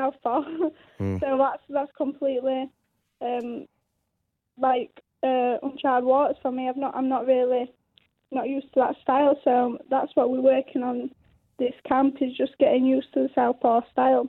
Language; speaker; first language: English; native; English